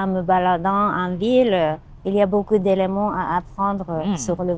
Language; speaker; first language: French; non-native, learner; Japanese